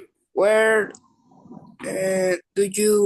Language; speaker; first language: English; non-native, learner; Spanish